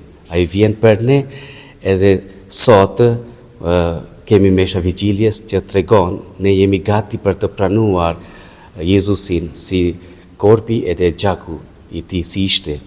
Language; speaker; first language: Albanian; non-native, fluent; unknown